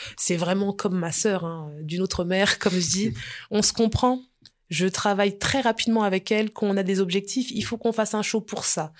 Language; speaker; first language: French; early bilingual, other home language; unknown